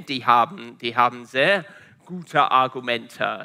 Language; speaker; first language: German; non-native, fluent; Italian